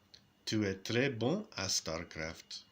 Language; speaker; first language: French; non-native, learner; English